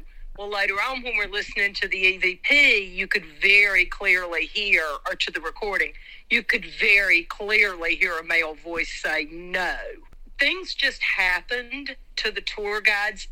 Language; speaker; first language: English; native; English